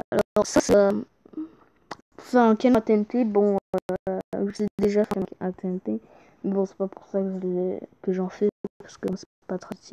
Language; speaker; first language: French; native; French